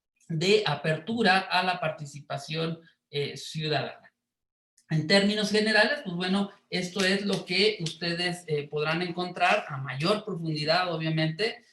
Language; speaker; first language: Spanish; native; Spanish